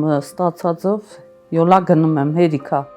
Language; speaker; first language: Armenian; native; Armenian